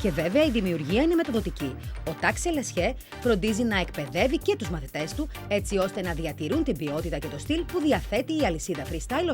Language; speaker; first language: Greek; native; Greek